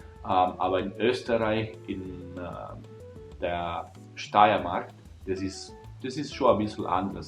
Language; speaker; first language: German; non-native, fluent; Italian